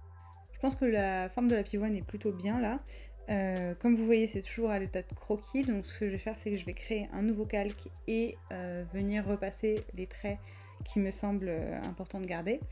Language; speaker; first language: French; native; French